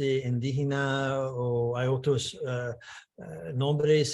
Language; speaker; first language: Spanish; non-native, fluent; English